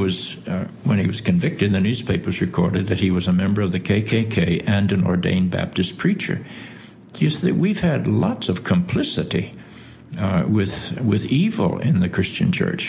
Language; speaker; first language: English; native; English